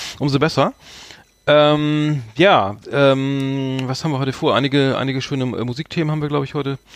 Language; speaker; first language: German; native; German